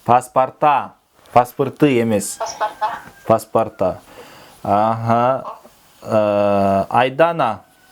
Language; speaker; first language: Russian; non-native, local second language; Kyrgyz